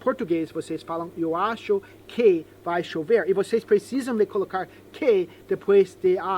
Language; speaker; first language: Portuguese; non-native, fluent; English